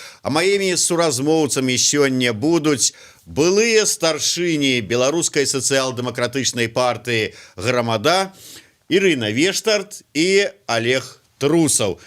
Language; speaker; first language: Belarusian; native; Belarusian